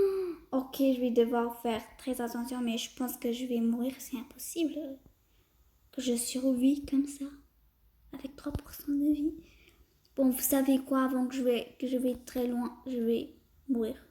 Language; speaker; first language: French; early bilingual, other home language; Portuguese